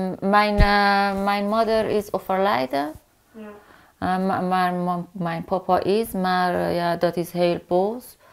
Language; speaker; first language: Dutch; non-native, learner; Persian